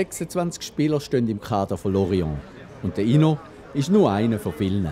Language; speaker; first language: German; native; German